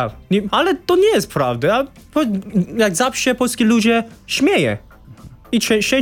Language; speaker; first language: Polish; non-native, learner; Korean